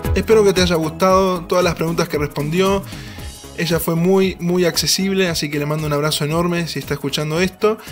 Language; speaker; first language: Spanish; native; Spanish